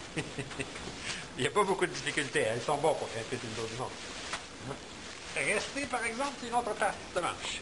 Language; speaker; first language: French; native; French